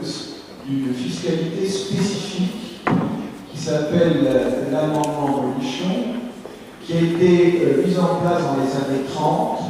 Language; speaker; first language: French; native; French